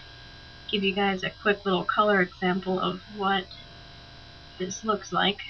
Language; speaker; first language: English; native; English